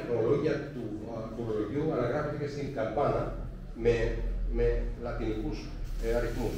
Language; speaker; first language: Greek; native; Greek